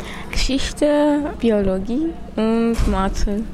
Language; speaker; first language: German; non-native, learner; Armenian